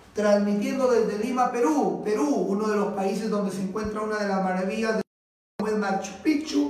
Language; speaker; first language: Spanish; native; Spanish